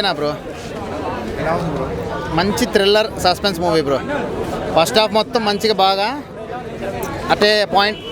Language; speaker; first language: Telugu; native; Telugu